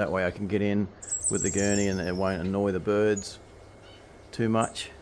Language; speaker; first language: English; native; English